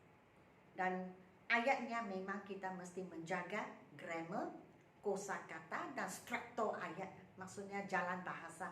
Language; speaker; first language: Malay; non-native, local second language; Min Nan Chinese